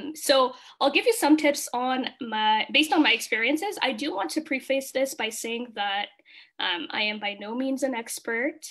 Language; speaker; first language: English; early bilingual, other home language; Kinyarwanda